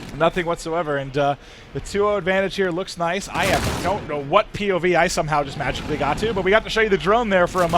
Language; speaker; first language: English; native; English